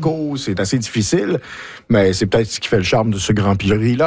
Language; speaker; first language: French; native; French